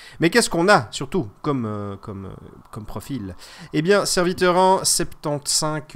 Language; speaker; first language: French; native; French